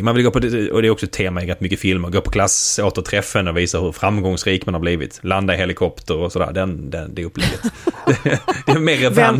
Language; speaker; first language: Swedish; native; Swedish